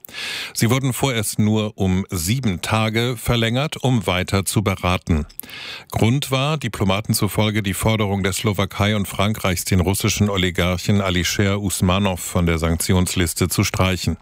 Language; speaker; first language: German; native; German